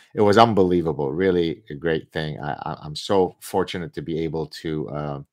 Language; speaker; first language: English; early bilingual, other home language; Arabic